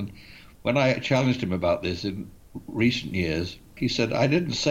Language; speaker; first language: English; native; English